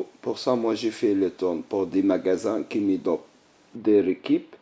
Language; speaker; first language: French; non-native, learner; Arabic